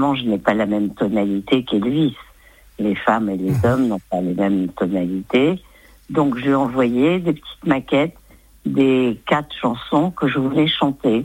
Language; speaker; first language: French; native; French